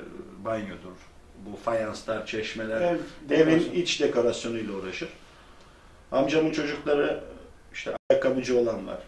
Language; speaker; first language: Turkish; early bilingual, other home language; Albanian